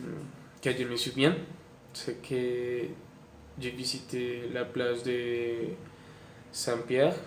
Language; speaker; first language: French; non-native, learner; Spanish